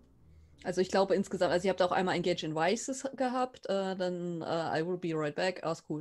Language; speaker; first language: German; native; German